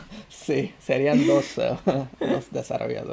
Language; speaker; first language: Spanish; non-native, fluent; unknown